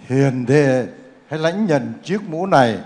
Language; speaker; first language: Vietnamese; native; Vietnamese